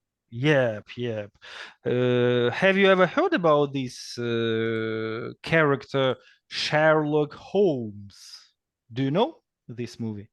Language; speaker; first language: English; non-native, fluent; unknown